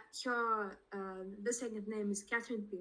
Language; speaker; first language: English; non-native, learner; Russian